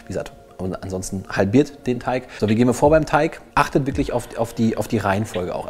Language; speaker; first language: German; native; German